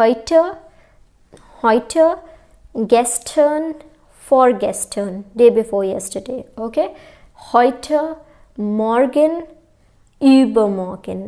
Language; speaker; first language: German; non-native, fluent; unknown